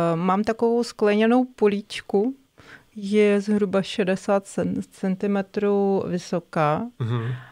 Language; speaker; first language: Czech; non-native, fluent; Russian